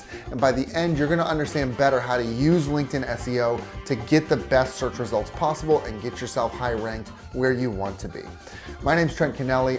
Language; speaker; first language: English; native; English